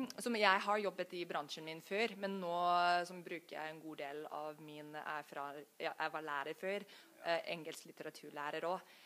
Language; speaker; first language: Norwegian; non-native, fluent; English